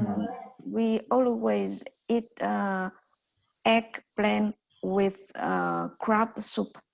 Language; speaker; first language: English; non-native, learner; Vietnamese